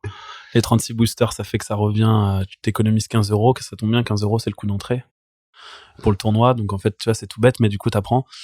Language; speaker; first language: French; native; French